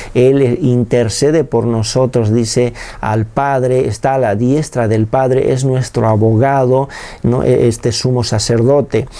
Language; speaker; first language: Spanish; native; Spanish